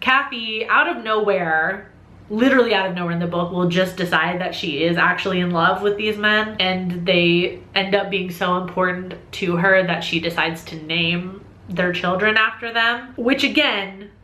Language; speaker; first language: English; native; English